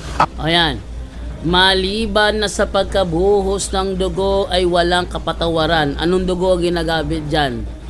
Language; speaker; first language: Filipino; native; Filipino